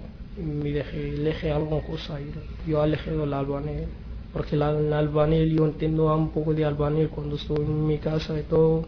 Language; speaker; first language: Spanish; non-native, learner; Arabic